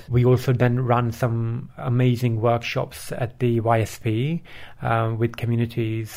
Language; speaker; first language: English; early bilingual, other home language; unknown